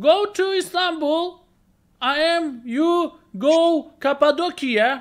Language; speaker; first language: English; non-native, learner; Russian